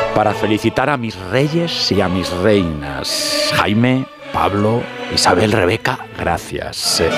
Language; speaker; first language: Spanish; native; Spanish